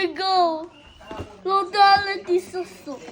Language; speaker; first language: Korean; early bilingual, heritage; Korean